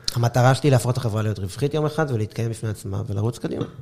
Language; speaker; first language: Hebrew; native; Hebrew